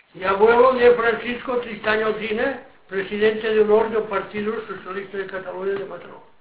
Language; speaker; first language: Spanish; non-native, local second language; Catalan